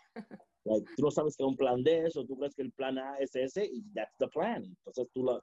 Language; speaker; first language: Spanish; early bilingual, heritage; Spanish